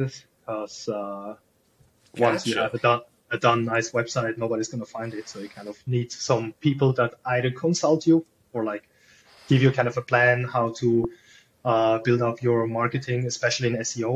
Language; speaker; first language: English; non-native, fluent; German